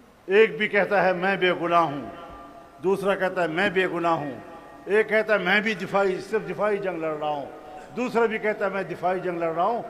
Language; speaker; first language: Urdu; non-native, local second language; Pashto